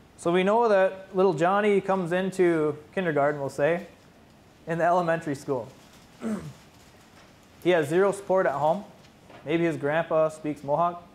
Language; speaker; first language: English; native; English